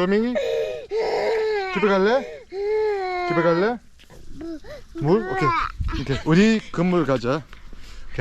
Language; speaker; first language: Korean; non-native, learner; English